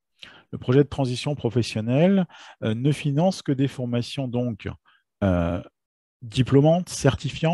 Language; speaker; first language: French; native; French